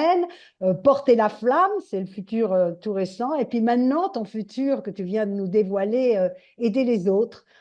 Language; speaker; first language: French; native; French